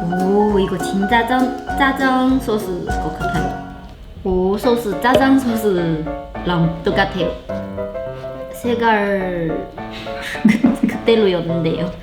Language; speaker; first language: Korean; non-native, learner; Chinese